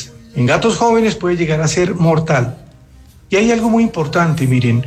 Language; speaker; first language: Spanish; native; Spanish